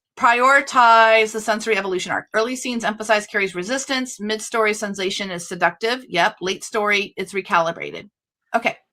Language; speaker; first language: English; native; English